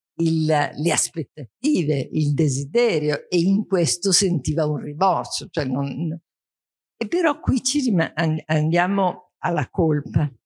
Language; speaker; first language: Italian; native; Italian